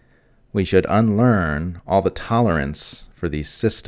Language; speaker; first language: English; native; English